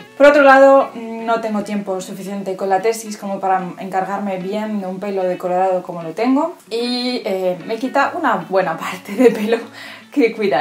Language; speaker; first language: Spanish; native; Spanish